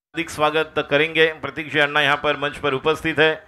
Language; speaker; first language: Hindi; non-native, local second language; Marathi